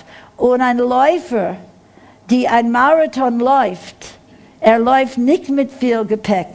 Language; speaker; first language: German; non-native, fluent; English